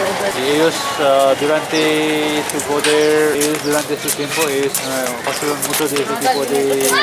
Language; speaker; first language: Spanish; non-native, fluent; Nepali